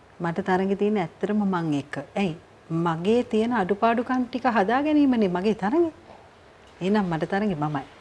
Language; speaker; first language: Sinhala; native; Sinhala